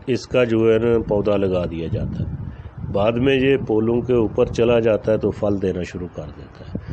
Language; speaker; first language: Urdu; native; Urdu